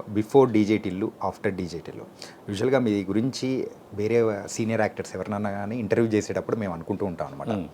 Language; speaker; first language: Telugu; native; Telugu